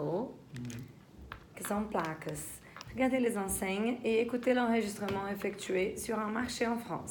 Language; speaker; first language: French; non-native, fluent; Portuguese